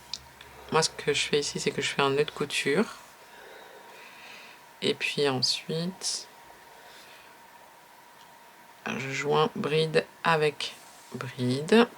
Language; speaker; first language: French; native; French